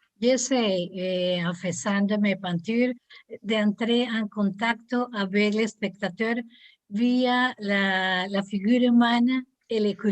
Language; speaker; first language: French; non-native, learner; Spanish